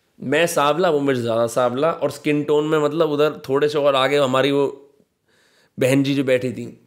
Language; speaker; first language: Hindi; native; Hindi